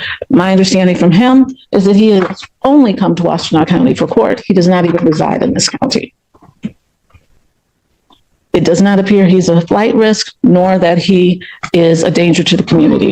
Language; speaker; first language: English; native; English